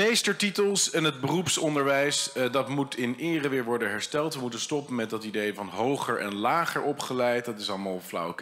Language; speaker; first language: Dutch; native; Dutch